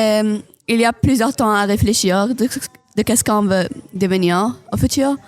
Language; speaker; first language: French; non-native, local second language; Arabic